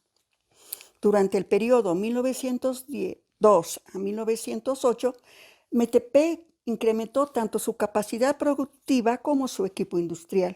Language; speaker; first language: Spanish; native; Spanish